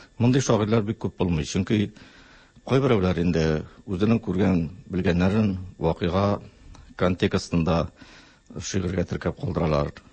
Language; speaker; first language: Tatar; native; Tatar